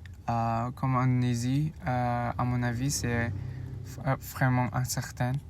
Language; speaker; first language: French; non-native, learner; Indonesian